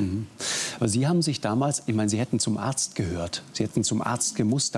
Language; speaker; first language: German; native; German